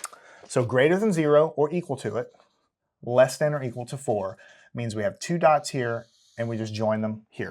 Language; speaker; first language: English; native; English